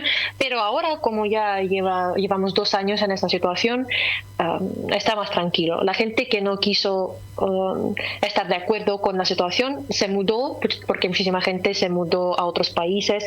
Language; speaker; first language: Spanish; non-native, fluent; Russian